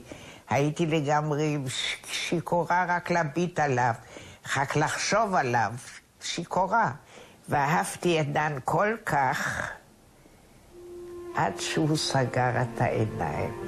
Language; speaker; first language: Hebrew; non-native, fluent; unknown